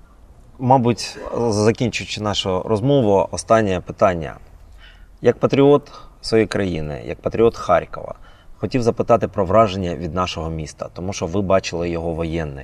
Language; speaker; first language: Ukrainian; native; Ukrainian